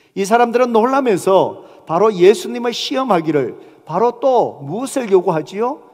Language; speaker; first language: Korean; native; Korean